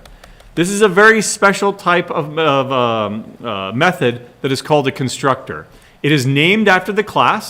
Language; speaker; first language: English; native; English